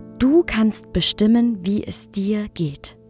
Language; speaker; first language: German; native; German